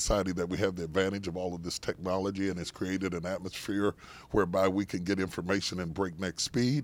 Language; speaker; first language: English; native; English